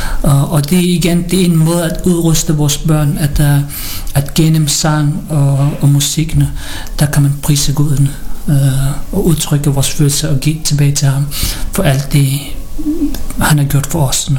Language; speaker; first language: Danish; non-native, fluent; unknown